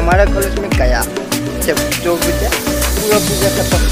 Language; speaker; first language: Hindi; non-native, local second language; Bangla